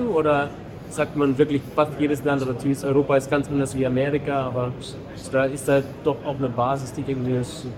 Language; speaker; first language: German; native; German